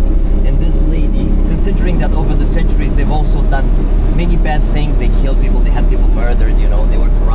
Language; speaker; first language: English; non-native, local second language; Italian